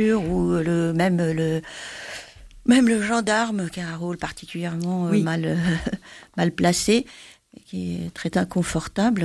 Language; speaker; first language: French; native; French